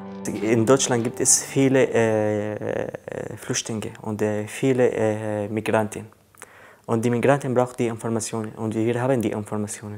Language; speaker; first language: German; non-native, learner; Arabic